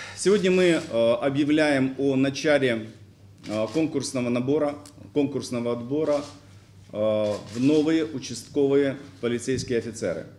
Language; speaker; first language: Russian; native; Russian